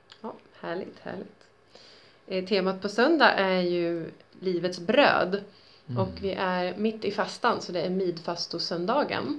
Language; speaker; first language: Swedish; native; Swedish